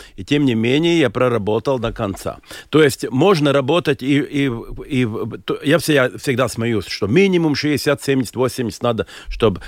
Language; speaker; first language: Russian; non-native, local second language; Latvian